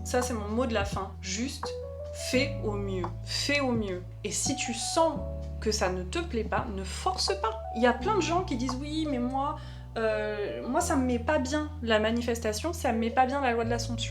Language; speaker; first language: French; native; French